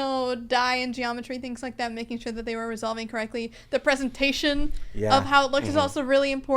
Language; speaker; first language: English; native; English